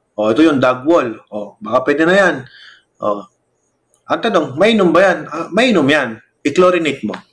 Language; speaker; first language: Filipino; non-native, local second language; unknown